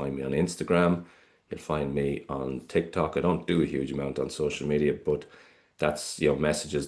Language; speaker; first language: English; native; English